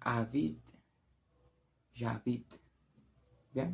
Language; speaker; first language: French; non-native, learner; Spanish